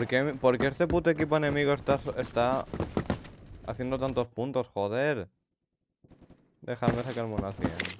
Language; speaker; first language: Spanish; native; Spanish